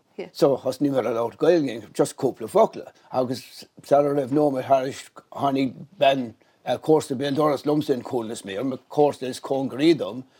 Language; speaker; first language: Irish; native; Irish